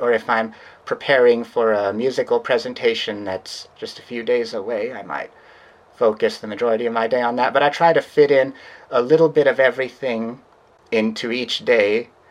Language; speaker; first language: English; native; English